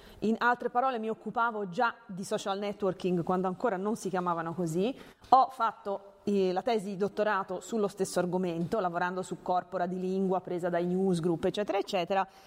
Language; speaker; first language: Italian; early bilingual, other home language; Hungarian